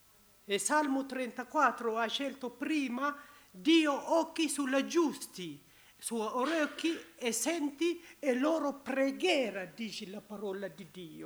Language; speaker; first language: Italian; non-native, learner; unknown